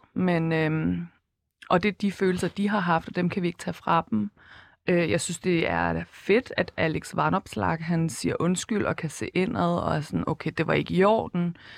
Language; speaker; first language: Danish; native; Danish